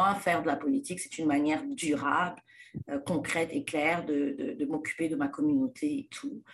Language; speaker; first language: French; non-native, local second language; Lingala